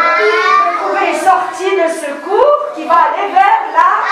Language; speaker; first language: French; non-native, local second language; Arabic